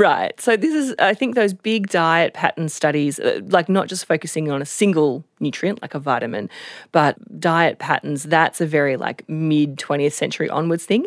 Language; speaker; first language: English; native; English